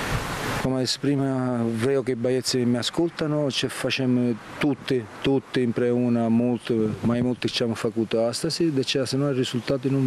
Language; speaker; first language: Romanian; non-native, learner; Italian